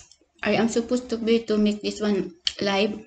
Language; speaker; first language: English; non-native, local second language; Cebuano